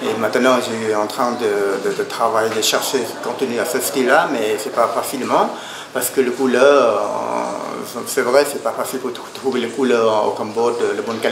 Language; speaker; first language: French; non-native, learner; Khmer